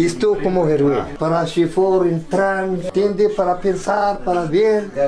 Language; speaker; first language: Spanish; non-native, learner; Arabic